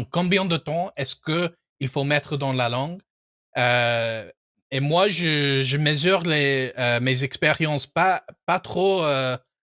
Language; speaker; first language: French; non-native, fluent; English